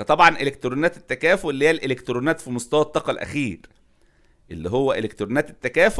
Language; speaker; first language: Arabic; native; Arabic